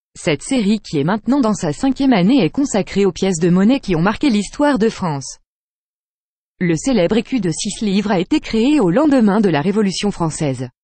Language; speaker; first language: French; native; French